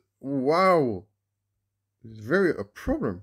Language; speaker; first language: English; non-native, learner; French